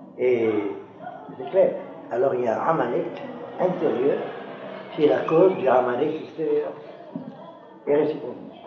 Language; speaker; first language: French; native; French